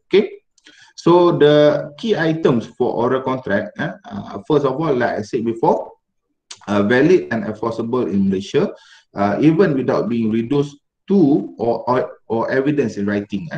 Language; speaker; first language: English; non-native, local second language; Malay